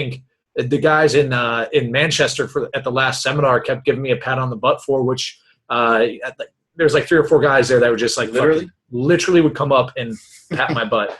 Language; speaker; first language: English; native; English